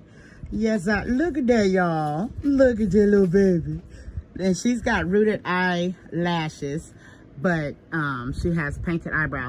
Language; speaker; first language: English; native; English